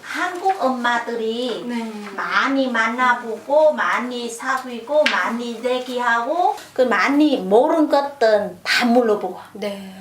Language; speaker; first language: Korean; non-native, learner; Vietnamese